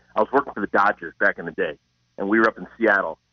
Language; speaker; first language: English; native; English